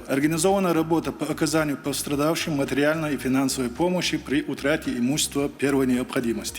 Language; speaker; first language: Russian; non-native, local second language; Chechen